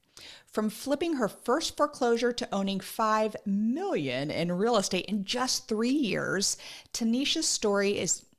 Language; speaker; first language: English; native; English